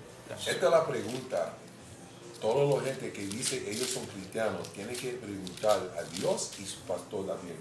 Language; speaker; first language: Spanish; non-native, fluent; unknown